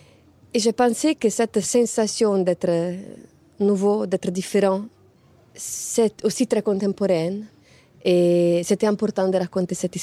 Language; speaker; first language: French; non-native, fluent; Italian